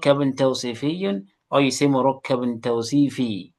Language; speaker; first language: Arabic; non-native, fluent; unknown